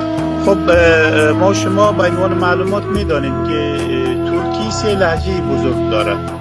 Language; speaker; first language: Persian; non-native, local second language; Uzbek